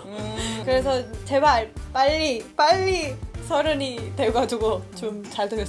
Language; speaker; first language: Korean; non-native, fluent; Spanish